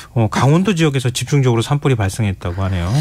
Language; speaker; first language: Korean; native; Korean